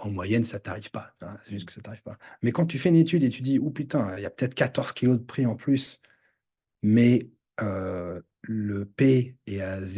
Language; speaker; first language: French; native; French